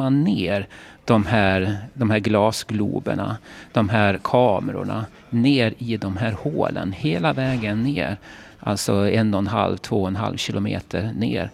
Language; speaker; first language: Swedish; native; Swedish